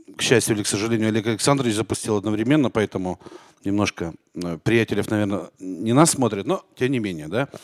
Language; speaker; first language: Russian; native; Russian